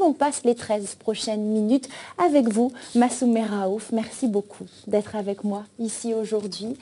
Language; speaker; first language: French; native; French